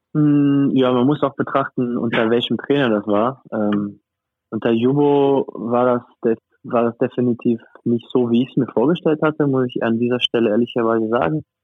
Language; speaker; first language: German; non-native, fluent; French